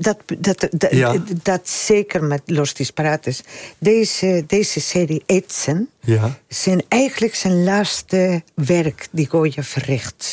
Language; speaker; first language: Dutch; non-native, fluent; Spanish